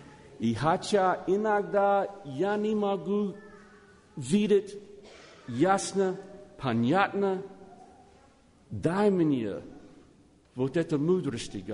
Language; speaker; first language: Russian; non-native, learner; English